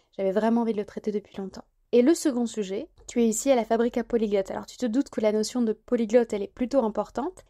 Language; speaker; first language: French; native; French